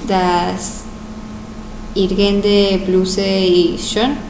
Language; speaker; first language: German; non-native, learner; Spanish